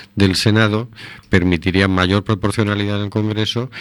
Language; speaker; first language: Spanish; native; Spanish